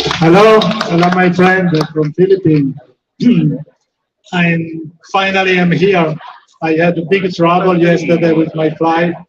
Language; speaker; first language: English; non-native, fluent; Italian